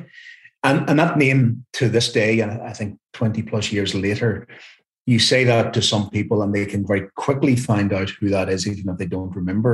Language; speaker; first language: English; native; English